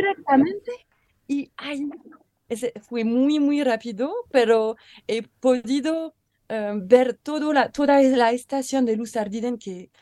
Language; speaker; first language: Spanish; non-native, learner; French